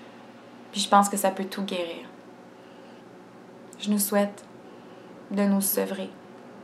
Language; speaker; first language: French; native; French